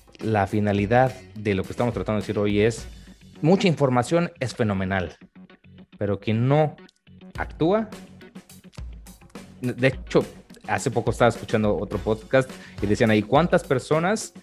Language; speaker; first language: Spanish; native; Spanish